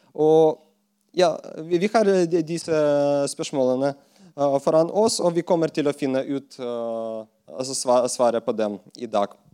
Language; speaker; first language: Norwegian; non-native, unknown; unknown